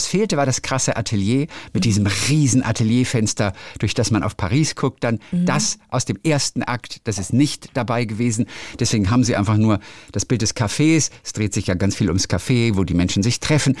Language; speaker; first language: German; native; German